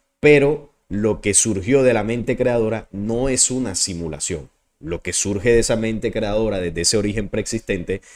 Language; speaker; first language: Spanish; native; Spanish